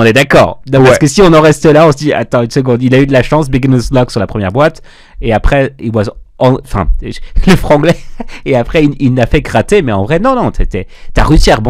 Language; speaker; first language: French; native; French